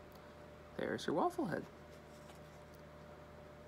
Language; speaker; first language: English; native; English